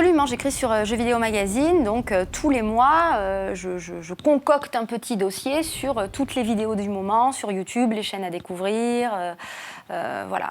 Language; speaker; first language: French; native; French